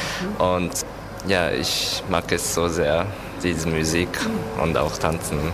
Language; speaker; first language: German; non-native, learner; Japanese